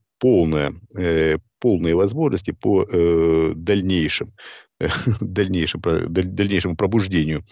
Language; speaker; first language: Russian; native; Russian